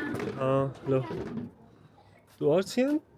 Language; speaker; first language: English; non-native, fluent; Persian